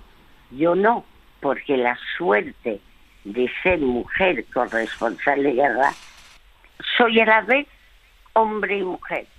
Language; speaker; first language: Spanish; early bilingual, other home language; French